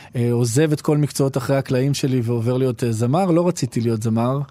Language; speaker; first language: Hebrew; native; Hebrew